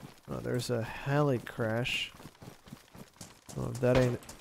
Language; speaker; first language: English; non-native, fluent; Dutch